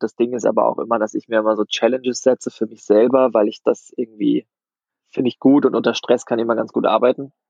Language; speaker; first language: German; native; German